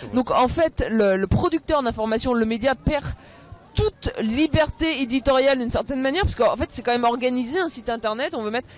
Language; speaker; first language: French; native; French